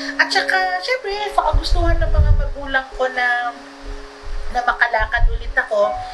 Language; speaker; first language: Filipino; non-native, local second language; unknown